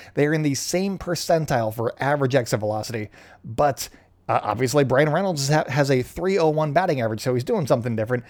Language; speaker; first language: English; native; English